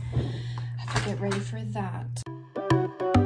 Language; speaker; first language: English; early bilingual, other home language; Spanish